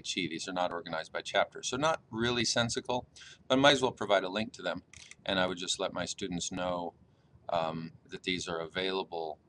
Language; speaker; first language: English; native; English